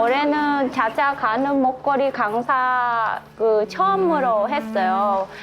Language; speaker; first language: Korean; non-native, fluent; Vietnamese